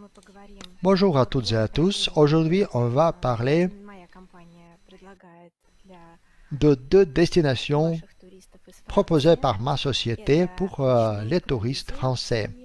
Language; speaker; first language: French; non-native, fluent; Russian